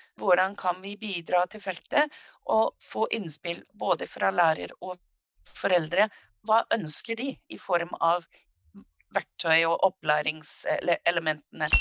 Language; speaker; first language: Norwegian; non-native, fluent; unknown